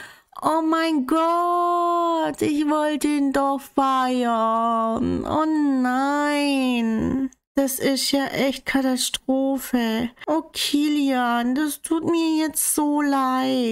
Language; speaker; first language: German; native; German